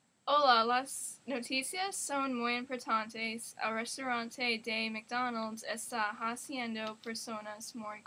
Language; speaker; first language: Spanish; non-native, learner; English